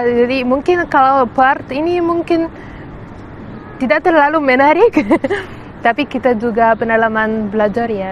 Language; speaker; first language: Indonesian; non-native, fluent; Arabic